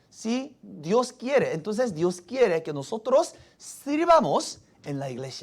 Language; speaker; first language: Spanish; non-native, fluent; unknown